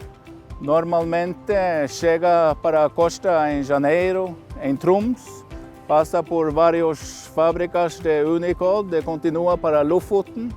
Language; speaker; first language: Portuguese; non-native, fluent; Norwegian